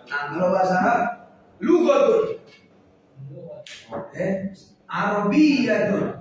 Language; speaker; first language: Arabic; non-native, learner; Indonesian